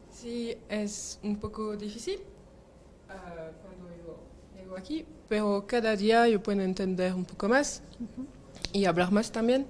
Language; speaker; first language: Spanish; non-native, learner; French